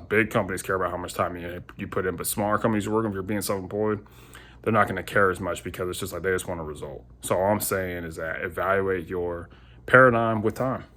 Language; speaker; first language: English; native; English